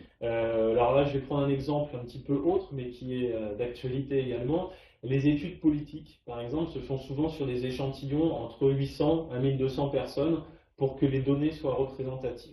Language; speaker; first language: French; native; French